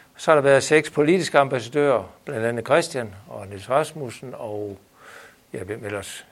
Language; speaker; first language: Danish; native; Danish